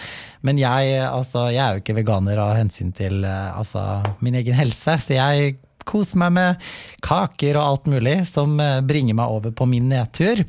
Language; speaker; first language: Norwegian; native; Norwegian